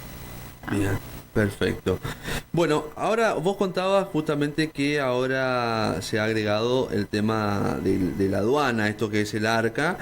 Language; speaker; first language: Spanish; native; Spanish